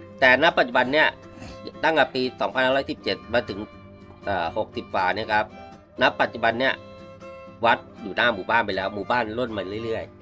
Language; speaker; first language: Thai; native; Thai